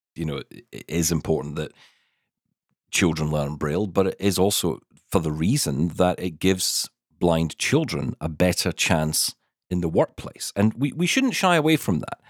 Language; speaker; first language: English; native; English